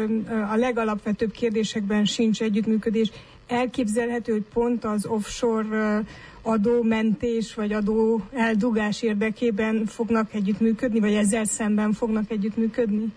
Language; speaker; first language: Hungarian; native; Hungarian